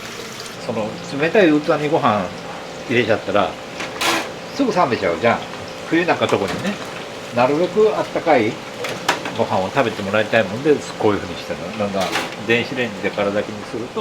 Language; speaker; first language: Japanese; native; Japanese